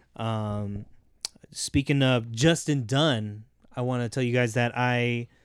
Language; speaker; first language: English; native; English